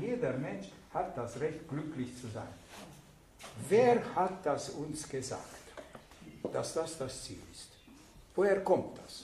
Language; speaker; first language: German; non-native, fluent; Hungarian